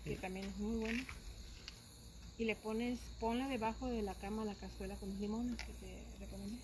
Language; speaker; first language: Spanish; native; Spanish